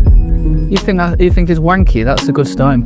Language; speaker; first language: English; native; English